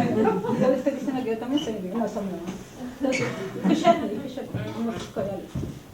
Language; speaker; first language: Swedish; early bilingual, other home language; Spanish